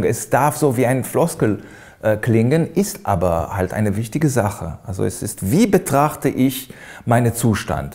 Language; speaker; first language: German; non-native, fluent; Hebrew